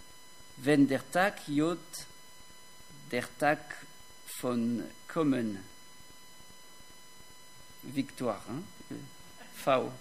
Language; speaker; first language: German; non-native, fluent; French